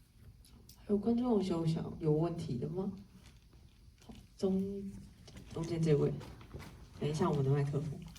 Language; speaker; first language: Chinese; native; Chinese